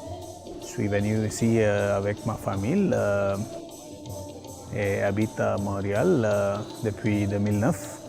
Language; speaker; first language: French; non-native, learner; Tamil